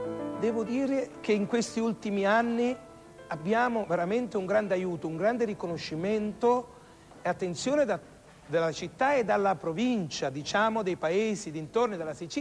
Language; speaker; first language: Italian; native; Italian